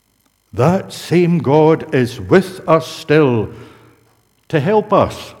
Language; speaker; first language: English; native; English